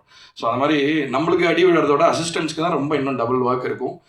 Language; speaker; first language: Tamil; native; Tamil